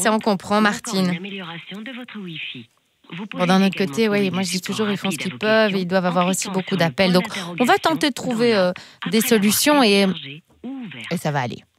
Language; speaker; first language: French; native; French